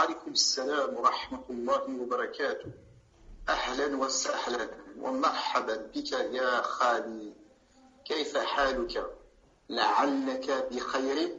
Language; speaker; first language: Arabic; non-native, learner; French